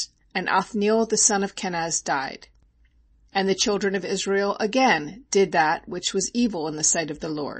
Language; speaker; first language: English; native; English